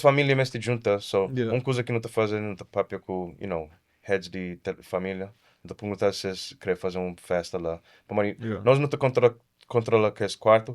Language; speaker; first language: Portuguese; early bilingual, heritage; Kabuverdianu